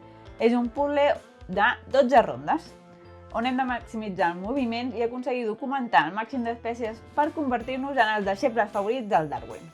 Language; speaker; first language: Catalan; native; Catalan